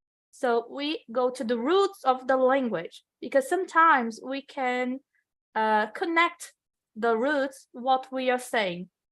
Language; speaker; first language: English; non-native, fluent; Portuguese